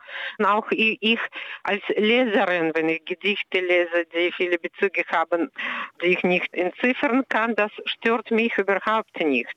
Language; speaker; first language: German; non-native, fluent; Russian